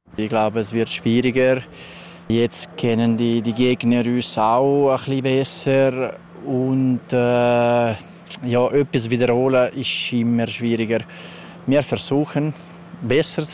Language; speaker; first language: German; non-native, local second language; Italian